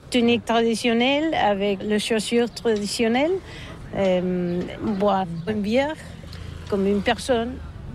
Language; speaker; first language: French; non-native, fluent; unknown